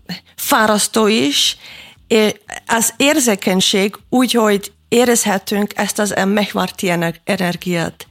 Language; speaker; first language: Hungarian; non-native, learner; German